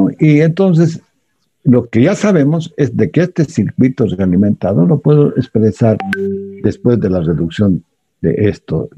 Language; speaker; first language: Spanish; native; Spanish